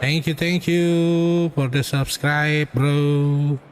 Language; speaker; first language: English; non-native, learner; Indonesian